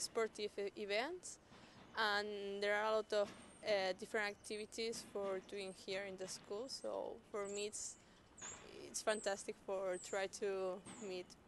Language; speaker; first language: English; non-native, learner; Spanish